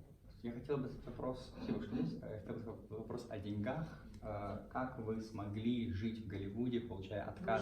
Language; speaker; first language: Russian; native; Russian